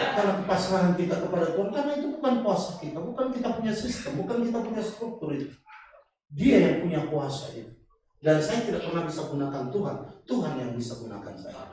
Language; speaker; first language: Indonesian; non-native, local second language; Batak Toba